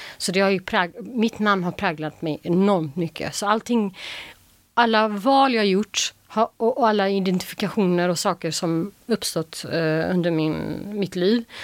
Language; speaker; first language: Swedish; early bilingual, other home language; Albanian